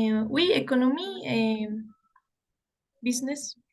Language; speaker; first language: French; non-native, learner; Spanish